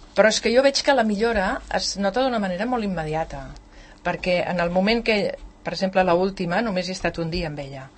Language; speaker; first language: Catalan; native; Catalan